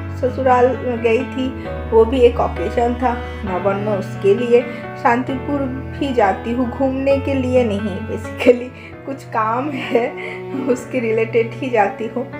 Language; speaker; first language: Hindi; non-native, local second language; Bangla